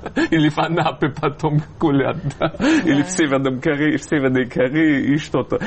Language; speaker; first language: Russian; non-native, fluent; German